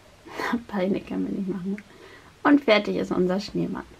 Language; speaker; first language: German; native; German